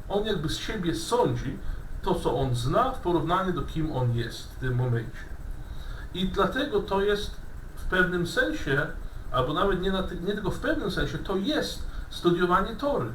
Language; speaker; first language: Polish; non-native, fluent; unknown